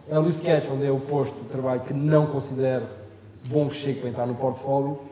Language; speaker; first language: Portuguese; non-native, fluent; French